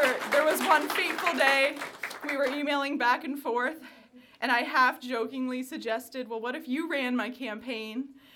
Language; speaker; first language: English; native; English